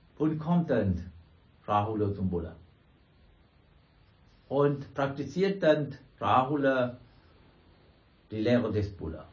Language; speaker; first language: German; non-native, fluent; Sinhala